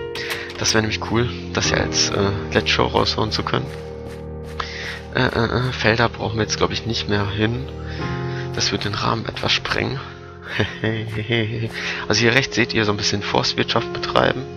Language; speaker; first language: German; native; German